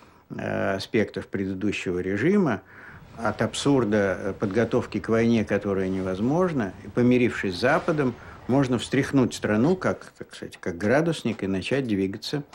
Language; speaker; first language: Russian; native; Russian